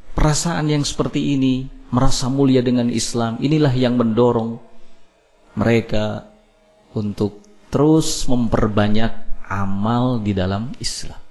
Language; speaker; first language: Indonesian; native; Indonesian